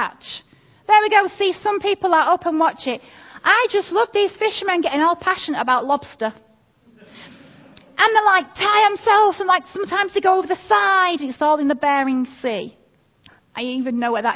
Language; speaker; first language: English; native; English